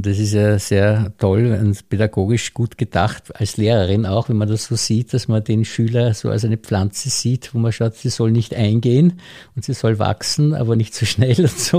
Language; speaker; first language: German; native; German